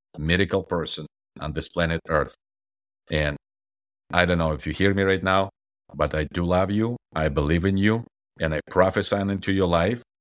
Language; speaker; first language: English; non-native, fluent; Ukrainian